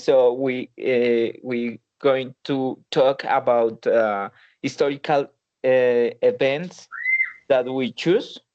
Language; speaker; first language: English; non-native, learner; Spanish